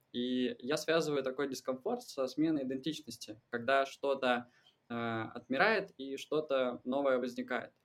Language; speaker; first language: Russian; native; Russian